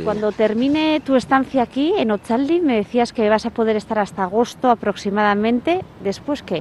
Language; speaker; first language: Spanish; native; Spanish